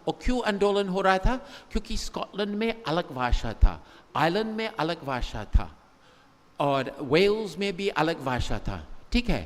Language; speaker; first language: Hindi; non-native, fluent; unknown